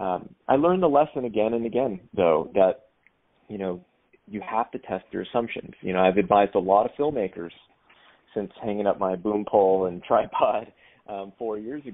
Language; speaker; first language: English; native; English